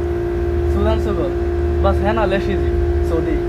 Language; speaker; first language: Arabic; non-native, learner; Bangla